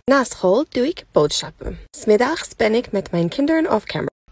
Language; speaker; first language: Dutch; non-native, learner; English